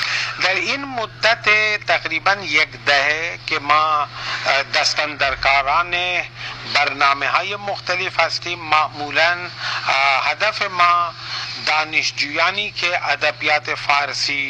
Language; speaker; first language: Persian; non-native, fluent; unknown